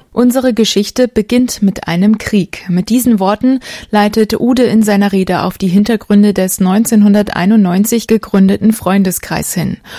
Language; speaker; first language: German; native; German